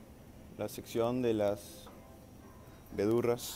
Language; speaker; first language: Spanish; non-native, learner; English